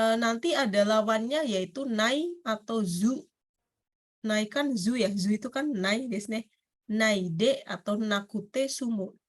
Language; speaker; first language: Indonesian; native; Indonesian